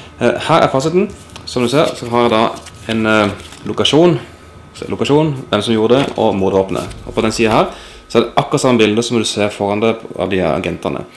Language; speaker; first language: Norwegian; native; Norwegian